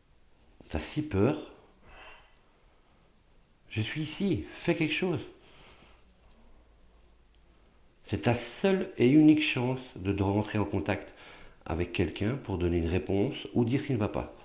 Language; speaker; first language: French; native; French